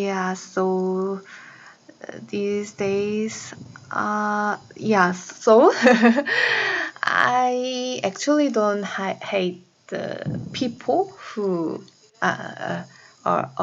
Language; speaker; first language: English; non-native, learner; Korean